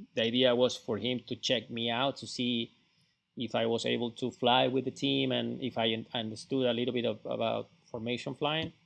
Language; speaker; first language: English; non-native, fluent; Spanish